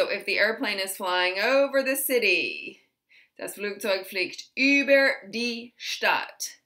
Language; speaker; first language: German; non-native, fluent; English